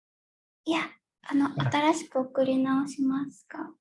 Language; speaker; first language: Japanese; native; Japanese